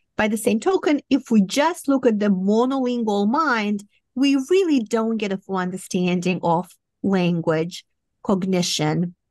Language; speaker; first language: English; non-native, fluent; Romanian